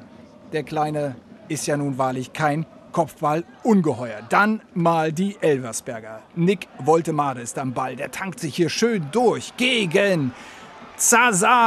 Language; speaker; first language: German; native; German